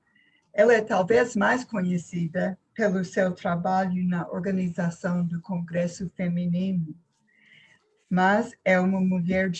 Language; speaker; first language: Portuguese; non-native, fluent; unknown